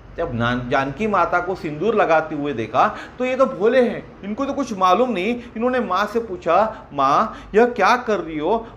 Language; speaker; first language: Hindi; non-native, local second language; Marathi